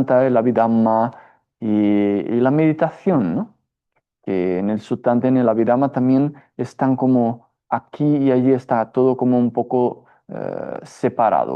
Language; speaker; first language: Spanish; non-native, fluent; Portuguese